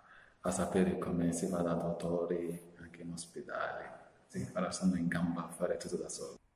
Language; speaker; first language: Italian; non-native, learner; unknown